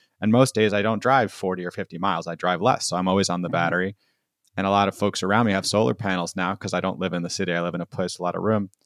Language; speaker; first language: English; native; English